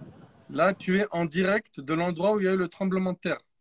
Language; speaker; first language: French; native; French